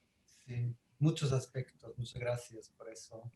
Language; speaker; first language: Spanish; non-native, fluent; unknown